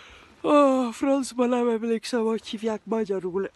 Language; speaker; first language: Hungarian; early bilingual, heritage; Hungarian